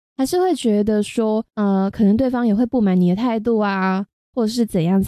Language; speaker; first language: Chinese; non-native, local second language; Cantonese